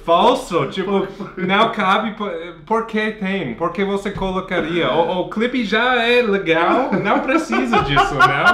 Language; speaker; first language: Portuguese; non-native, fluent; English